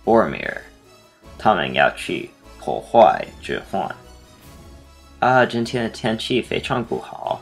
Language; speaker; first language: Chinese; non-native, learner; English